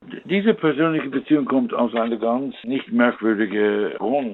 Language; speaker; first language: German; non-native, fluent; English